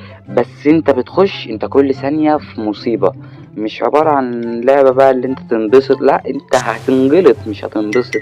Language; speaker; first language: Arabic; native; Arabic